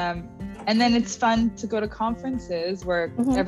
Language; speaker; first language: English; native; English